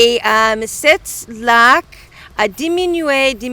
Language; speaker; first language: French; non-native, learner; English